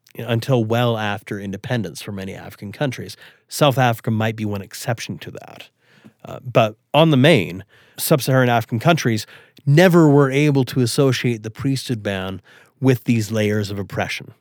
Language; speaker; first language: English; early bilingual, other home language; Swedish